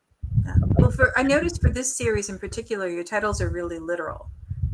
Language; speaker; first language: English; native; English